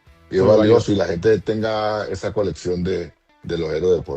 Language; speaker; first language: Spanish; native; Spanish